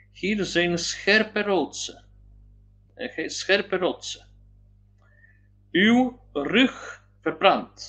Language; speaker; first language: Dutch; non-native, learner; Polish